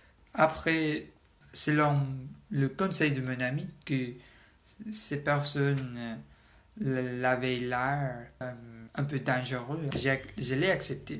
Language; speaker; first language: French; non-native, learner; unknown